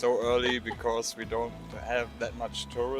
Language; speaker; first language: English; non-native, learner; German